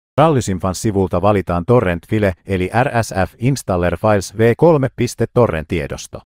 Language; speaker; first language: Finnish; native; Finnish